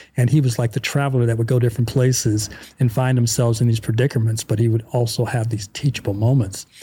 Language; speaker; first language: English; native; English